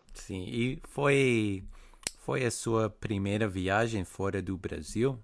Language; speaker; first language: Portuguese; non-native, fluent; English